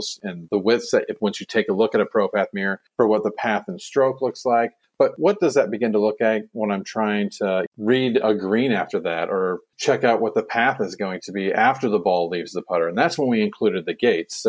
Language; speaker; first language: English; native; English